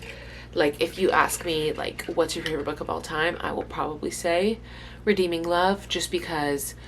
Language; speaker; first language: English; native; English